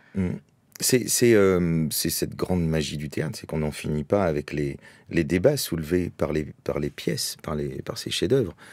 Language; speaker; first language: French; native; French